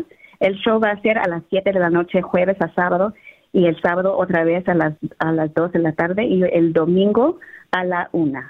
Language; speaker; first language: Spanish; early bilingual, heritage; Spanish